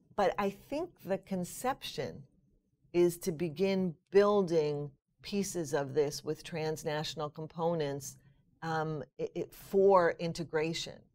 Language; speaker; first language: English; native; English